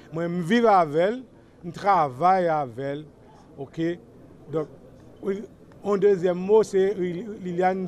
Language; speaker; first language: French; non-native, local second language; Haitian Creole